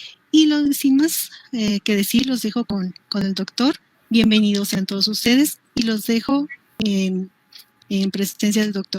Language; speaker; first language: Spanish; native; Spanish